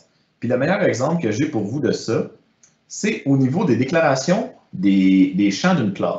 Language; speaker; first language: French; native; French